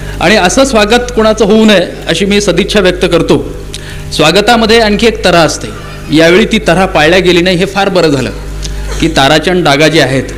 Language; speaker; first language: Marathi; native; Marathi